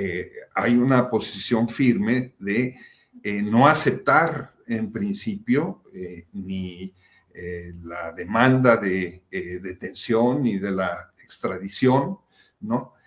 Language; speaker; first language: Spanish; native; Spanish